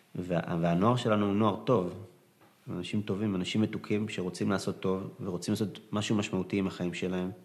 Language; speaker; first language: Hebrew; early bilingual, other home language; Arabic